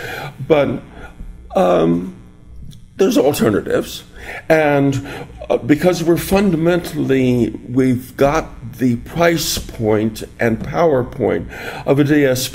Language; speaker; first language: English; native; English